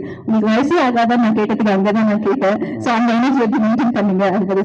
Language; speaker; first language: Tamil; native; Tamil